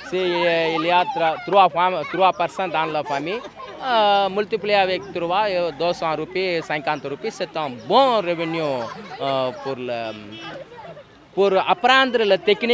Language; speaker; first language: French; non-native, learner; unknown